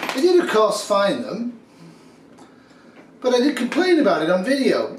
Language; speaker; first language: English; native; English